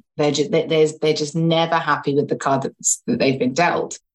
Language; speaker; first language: English; native; English